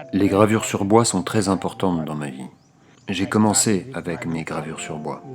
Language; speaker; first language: French; non-native, learner; Thai